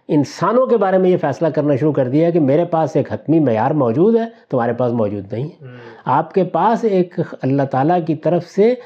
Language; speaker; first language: Urdu; non-native, local second language; Punjabi